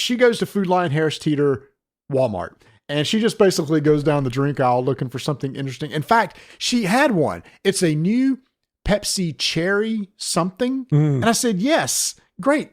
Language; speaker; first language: English; native; English